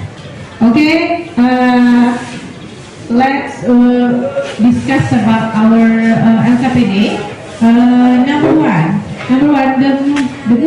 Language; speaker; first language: English; non-native, learner; Indonesian